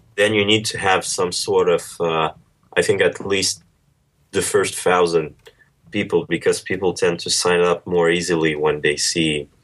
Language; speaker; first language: English; early bilingual, other home language; Russian